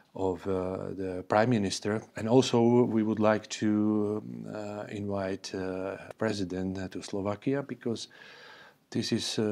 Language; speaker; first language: English; non-native, fluent; Slovak